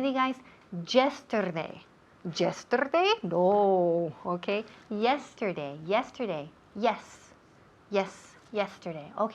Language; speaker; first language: English; non-native, fluent; Spanish